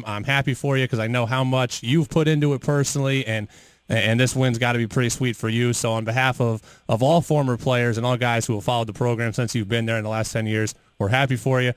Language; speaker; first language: English; native; English